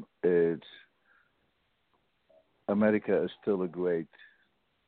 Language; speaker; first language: English; non-native, learner; Arabic